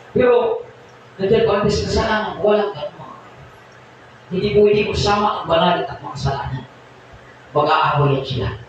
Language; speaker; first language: Filipino; non-native, local second language; Cebuano